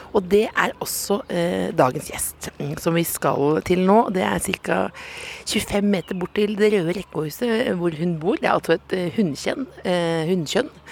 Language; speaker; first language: Norwegian; native; Norwegian